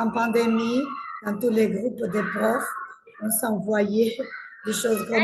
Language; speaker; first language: French; non-native, fluent; Spanish